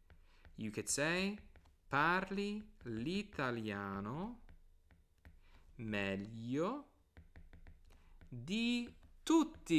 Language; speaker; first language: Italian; non-native, fluent; English